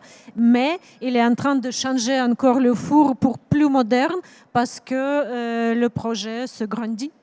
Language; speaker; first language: French; non-native, learner; Ukrainian